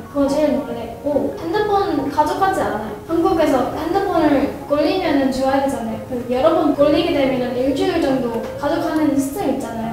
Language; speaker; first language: Korean; non-native, fluent; English